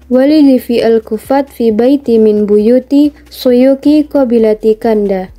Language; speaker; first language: Arabic; non-native, learner; Indonesian